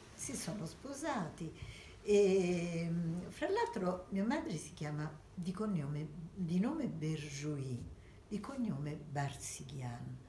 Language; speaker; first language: Italian; early bilingual, other home language; Armenian